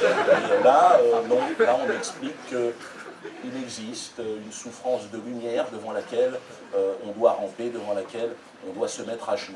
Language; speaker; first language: French; native; French